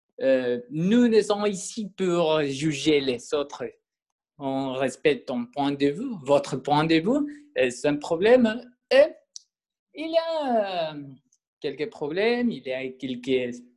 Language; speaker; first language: French; non-native, learner; Spanish